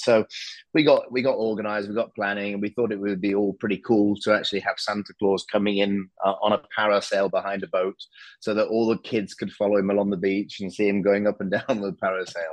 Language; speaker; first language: English; native; English